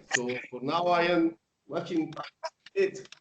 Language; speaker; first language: English; non-native, learner; Spanish